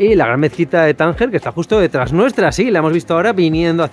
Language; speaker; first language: Spanish; native; Spanish